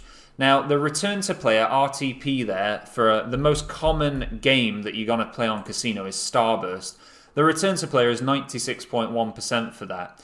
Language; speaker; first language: English; native; English